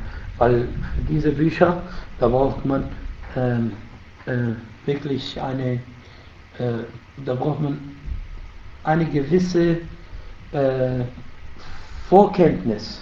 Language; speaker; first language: German; non-native, fluent; Arabic